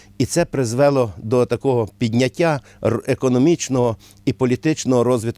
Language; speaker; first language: Ukrainian; native; Ukrainian